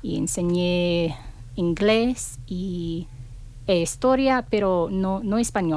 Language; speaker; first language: Spanish; non-native, fluent; English